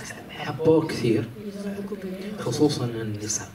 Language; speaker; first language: Arabic; native; Arabic